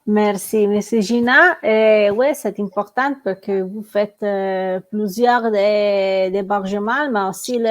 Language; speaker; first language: French; non-native, learner; Italian